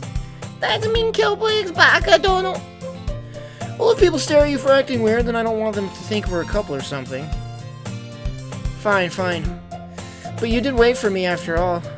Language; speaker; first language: English; native; English